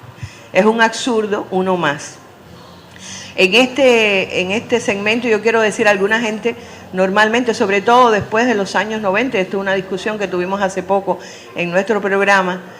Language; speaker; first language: Spanish; native; Spanish